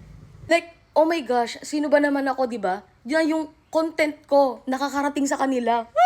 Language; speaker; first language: Filipino; native; Filipino